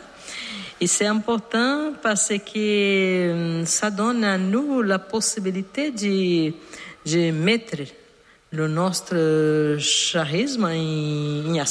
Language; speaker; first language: French; non-native, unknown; Portuguese